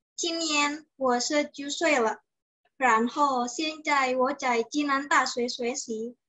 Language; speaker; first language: Chinese; non-native, learner; Indonesian